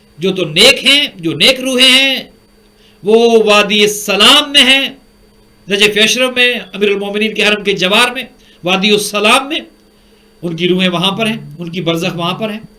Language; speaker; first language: Urdu; native; Urdu